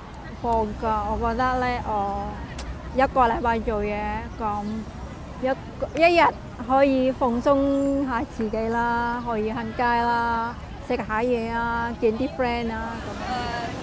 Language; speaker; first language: Cantonese; non-native, fluent; Indonesian